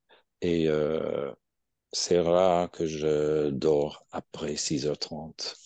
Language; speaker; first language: French; non-native, fluent; English